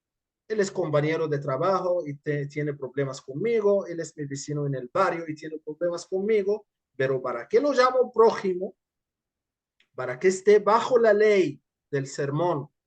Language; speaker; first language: Spanish; non-native, fluent; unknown